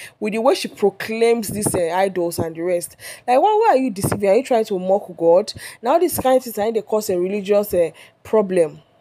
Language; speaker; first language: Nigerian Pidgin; non-native, local second language; Yoruba